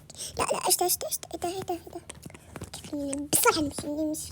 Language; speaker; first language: Arabic; native; Arabic